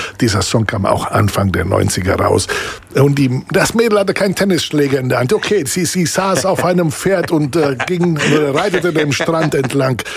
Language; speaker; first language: German; early bilingual, other home language; Italian